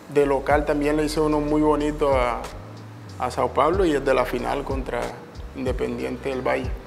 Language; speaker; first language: Spanish; native; Spanish